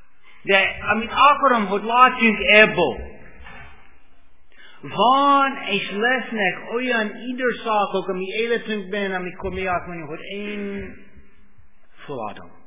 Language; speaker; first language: Hungarian; non-native, fluent; English